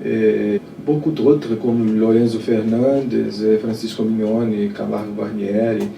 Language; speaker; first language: French; non-native, fluent; Portuguese